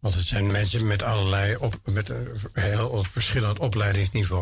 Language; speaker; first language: Dutch; native; Dutch